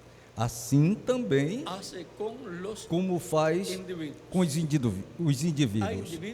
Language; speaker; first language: Portuguese; native; Portuguese